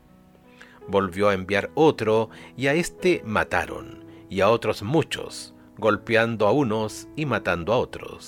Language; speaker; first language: Spanish; native; Spanish